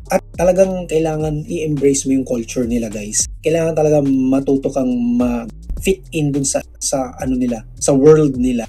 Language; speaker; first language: Filipino; non-native, local second language; Cebuano